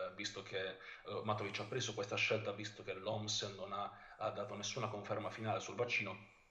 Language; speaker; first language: Italian; native; Italian